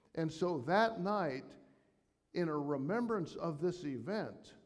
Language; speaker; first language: English; native; English